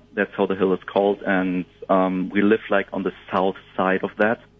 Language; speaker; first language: English; non-native, fluent; German